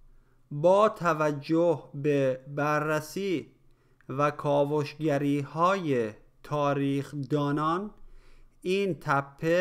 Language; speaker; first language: Persian; native; Persian